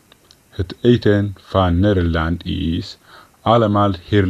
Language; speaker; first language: Dutch; non-native, fluent; Tigrinya